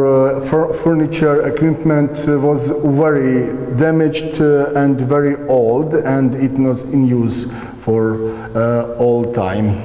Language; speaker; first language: English; non-native, learner; Bosnian